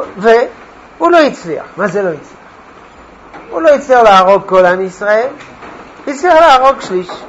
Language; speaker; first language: Hebrew; non-native, fluent; French